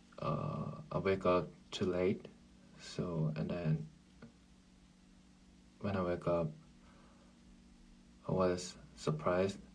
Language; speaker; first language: English; non-native, learner; Korean